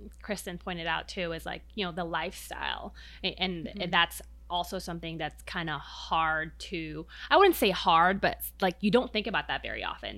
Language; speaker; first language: English; non-native, local second language; Filipino